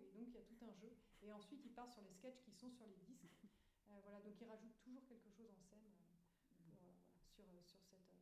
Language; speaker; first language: French; native; French